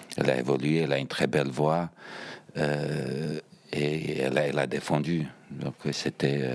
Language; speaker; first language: French; early bilingual, other home language; Bosnian